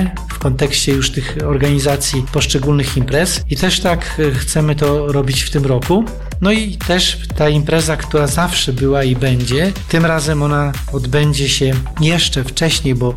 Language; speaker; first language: Polish; native; Polish